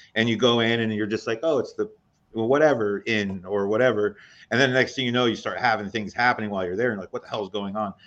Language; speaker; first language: English; native; English